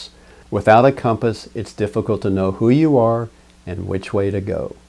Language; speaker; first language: English; native; English